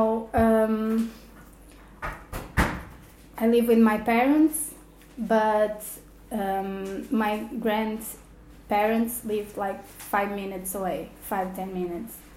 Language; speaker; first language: English; non-native, fluent; Portuguese